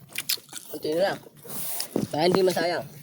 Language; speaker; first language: Filipino; non-native, local second language; Cebuano